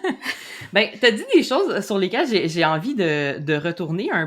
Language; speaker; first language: French; native; French